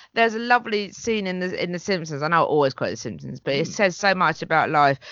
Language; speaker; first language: English; native; English